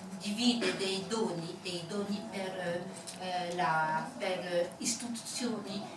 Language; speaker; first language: Italian; non-native, fluent; French